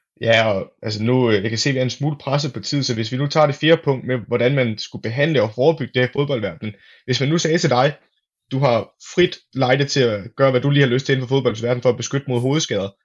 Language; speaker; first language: Danish; native; Danish